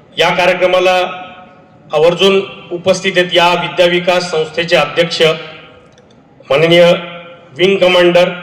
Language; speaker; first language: Marathi; native; Marathi